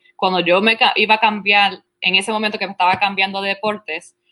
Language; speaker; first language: Spanish; early bilingual, heritage; Spanish